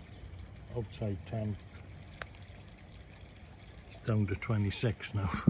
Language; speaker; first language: English; native; English